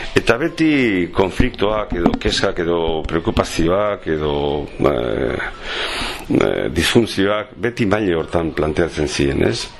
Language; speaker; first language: Basque; non-native, local second language; Spanish